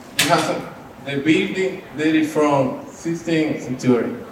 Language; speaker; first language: English; non-native, learner; Spanish